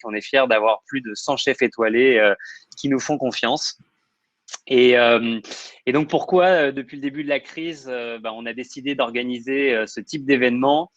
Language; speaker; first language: French; native; French